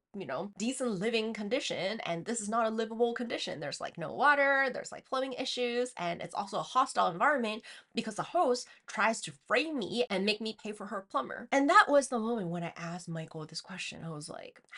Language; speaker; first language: English; non-native, fluent; Chinese